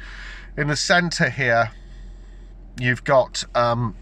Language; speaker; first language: English; native; English